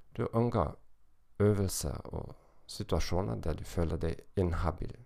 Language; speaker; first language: Norwegian; non-native, learner; German